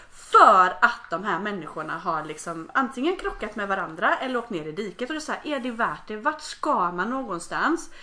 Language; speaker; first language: Swedish; native; Swedish